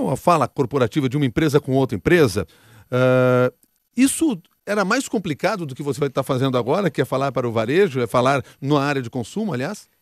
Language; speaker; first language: Portuguese; native; Portuguese